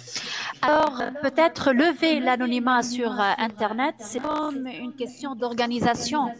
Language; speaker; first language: French; non-native, fluent; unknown